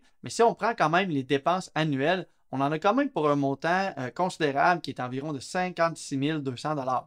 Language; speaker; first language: French; native; French